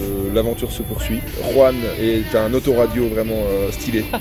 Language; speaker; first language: French; native; French